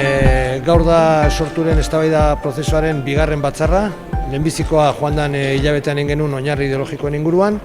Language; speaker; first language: Basque; native; Basque